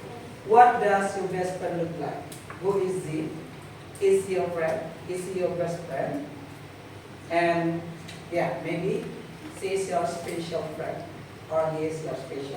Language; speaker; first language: English; non-native, fluent; Indonesian